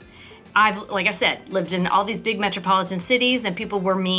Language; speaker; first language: English; native; English